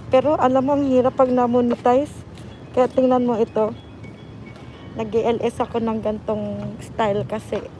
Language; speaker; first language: Filipino; non-native, local second language; Cebuano